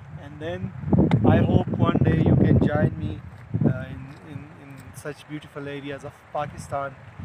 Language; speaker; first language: English; non-native, local second language; Pashto